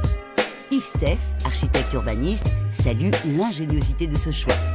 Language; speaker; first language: French; native; French